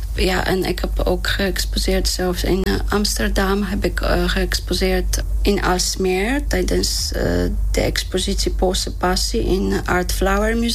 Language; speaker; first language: Dutch; non-native, fluent; Polish